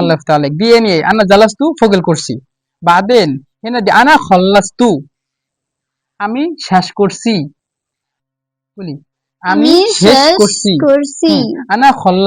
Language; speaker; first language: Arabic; non-native, learner; Bangla